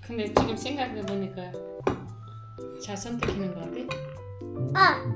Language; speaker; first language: Korean; non-native, local second language; Uzbek